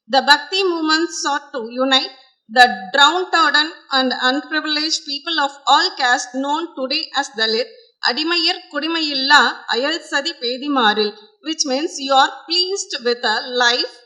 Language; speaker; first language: English; non-native, local second language; Tamil